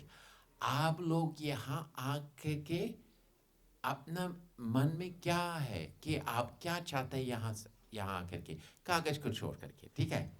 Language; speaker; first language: Hindi; non-native, fluent; English